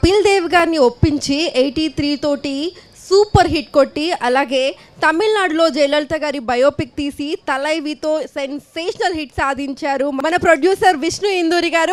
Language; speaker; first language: Telugu; native; Telugu